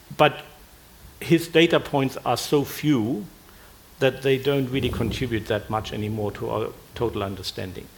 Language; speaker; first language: English; non-native, fluent; German